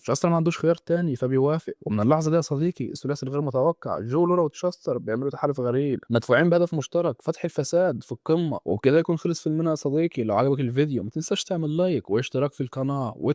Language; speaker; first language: Arabic; native; Arabic